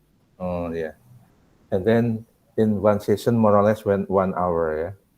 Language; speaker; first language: English; non-native, learner; Indonesian